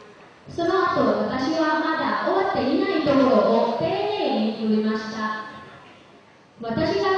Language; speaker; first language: Japanese; non-native, learner; Lao